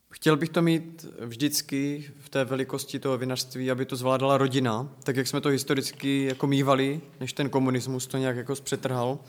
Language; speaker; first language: Czech; native; Czech